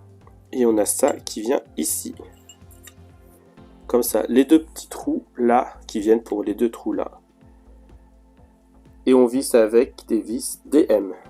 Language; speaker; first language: French; native; French